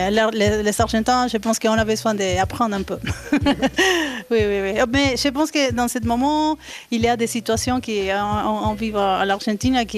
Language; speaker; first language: French; non-native, learner; Spanish